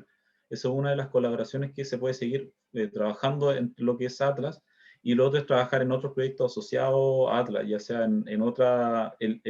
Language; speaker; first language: Spanish; native; Spanish